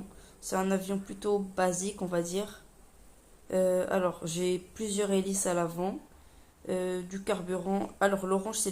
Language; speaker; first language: French; native; French